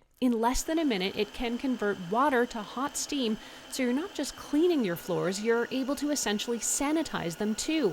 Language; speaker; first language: English; native; English